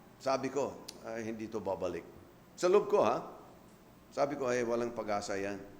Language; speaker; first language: Filipino; non-native, fluent; English